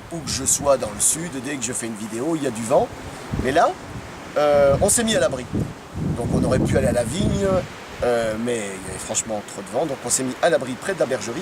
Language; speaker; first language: French; native; French